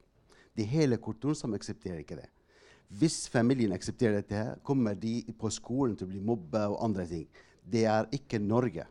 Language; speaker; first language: Norwegian; non-native, fluent; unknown